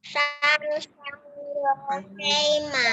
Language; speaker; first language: Chinese; non-native, learner; Indonesian